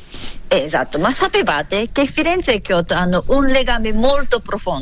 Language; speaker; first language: Italian; non-native, learner; Japanese